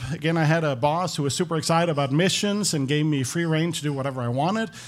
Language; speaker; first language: English; non-native, fluent; Danish